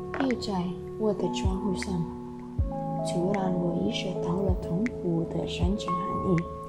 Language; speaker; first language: Chinese; non-native, learner; Indonesian